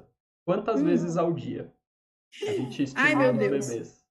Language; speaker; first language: Portuguese; native; Portuguese